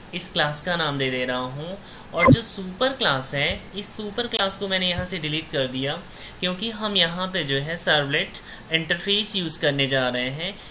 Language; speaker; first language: Hindi; native; Hindi